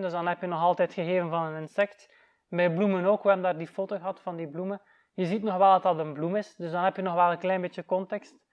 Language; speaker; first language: Dutch; native; Dutch